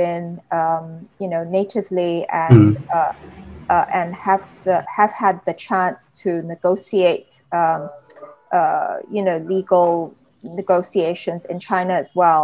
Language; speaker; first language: English; native; English